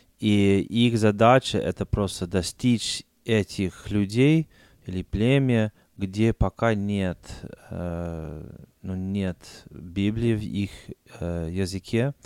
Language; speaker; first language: Russian; non-native, fluent; English